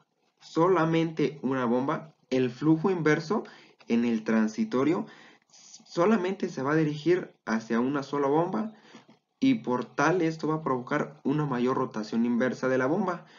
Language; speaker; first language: Spanish; native; Spanish